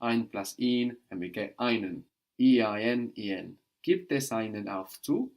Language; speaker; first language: German; non-native, fluent; English